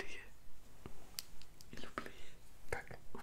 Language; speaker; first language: French; non-native, learner; Russian